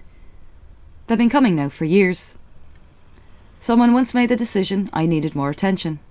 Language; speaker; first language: English; native; English